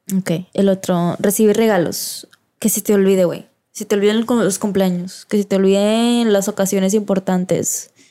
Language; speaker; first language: Spanish; early bilingual, heritage; Spanish